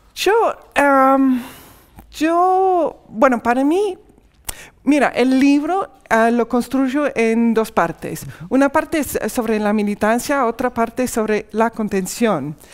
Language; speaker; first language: Spanish; non-native, fluent; English